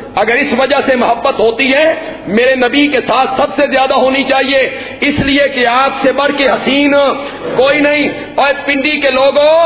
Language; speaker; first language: Urdu; non-native, local second language; Punjabi